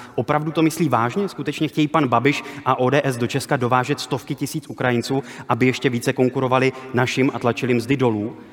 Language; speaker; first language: Czech; native; Czech